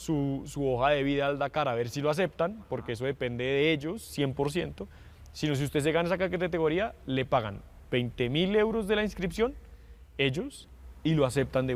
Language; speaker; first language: Spanish; native; Spanish